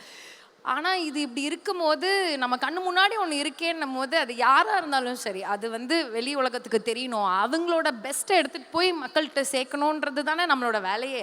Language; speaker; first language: Tamil; native; Tamil